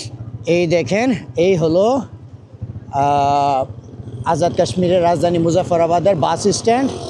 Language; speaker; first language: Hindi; non-native, fluent; Bangla